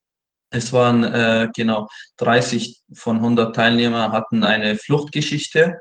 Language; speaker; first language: German; non-native, fluent; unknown